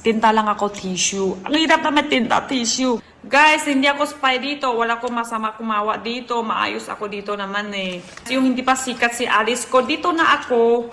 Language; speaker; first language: Filipino; non-native, learner; Chinese